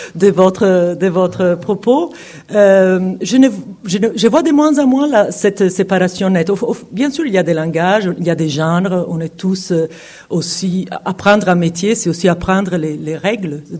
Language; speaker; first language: French; non-native, fluent; Italian